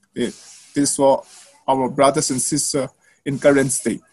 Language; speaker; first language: English; non-native, learner; Burmese